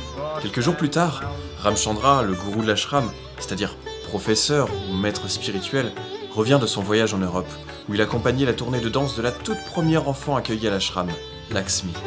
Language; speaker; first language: French; native; French